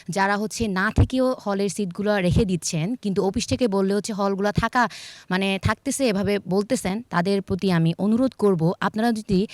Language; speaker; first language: Bangla; non-native, local second language; Chakma